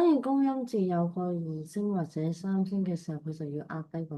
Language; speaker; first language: Cantonese; native; Cantonese